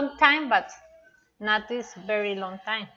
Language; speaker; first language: English; non-native, learner; Spanish